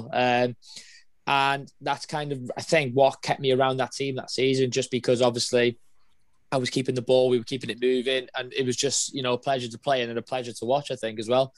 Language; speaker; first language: English; native; English